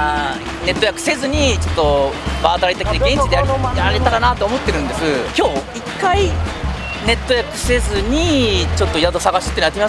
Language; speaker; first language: Japanese; native; Japanese